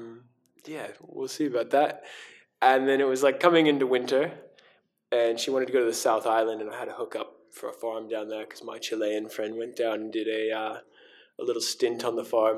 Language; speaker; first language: English; native; English